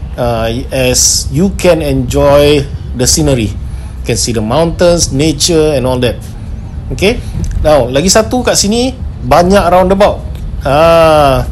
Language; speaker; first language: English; non-native, local second language; Malay